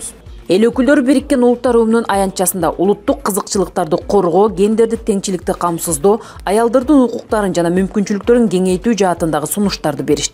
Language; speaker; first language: Kyrgyz; native; Kyrgyz